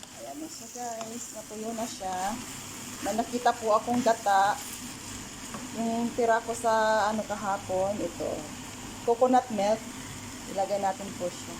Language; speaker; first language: Filipino; non-native, local second language; Iloko